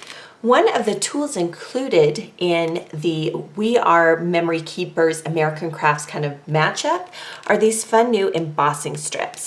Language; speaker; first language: English; native; English